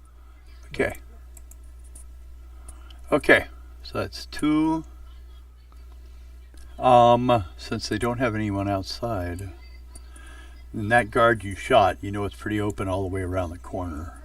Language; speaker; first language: English; native; English